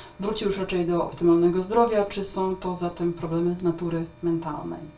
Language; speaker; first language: Polish; native; Polish